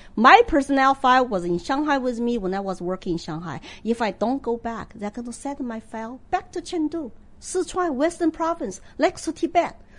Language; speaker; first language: English; non-native, fluent; Chinese